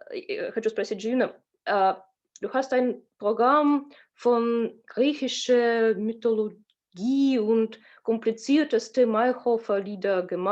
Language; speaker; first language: German; non-native, learner; Russian